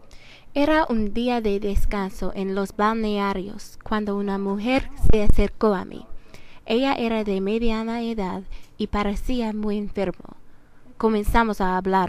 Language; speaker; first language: Spanish; non-native, learner; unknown